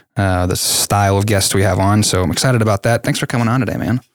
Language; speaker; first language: English; native; English